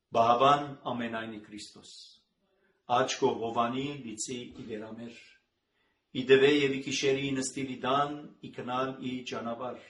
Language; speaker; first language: Armenian; native; Armenian